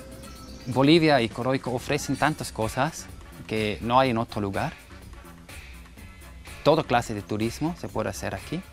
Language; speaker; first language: Spanish; non-native, fluent; German